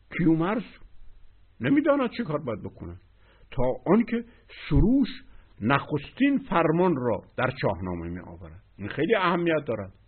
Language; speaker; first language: Persian; native; Persian